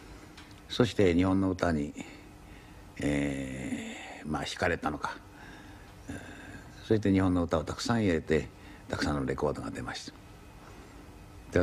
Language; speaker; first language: Japanese; native; Japanese